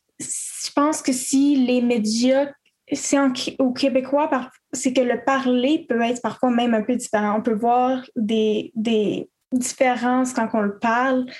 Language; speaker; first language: French; native; French